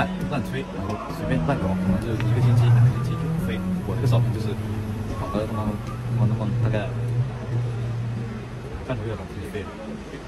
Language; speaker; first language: Chinese; native; Chinese